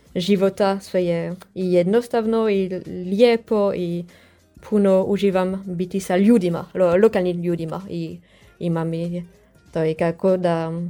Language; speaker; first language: Serbian; non-native, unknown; French